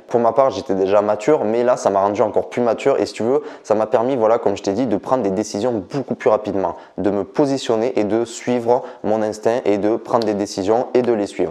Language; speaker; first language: French; native; French